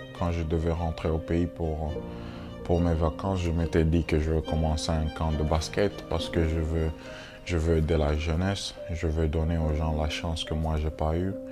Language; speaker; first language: French; non-native, local second language; Swahili